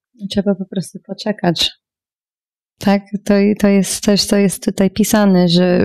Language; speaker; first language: Polish; non-native, fluent; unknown